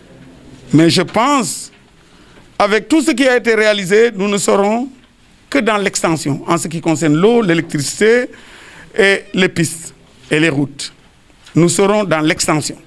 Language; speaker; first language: French; non-native, local second language; Wolof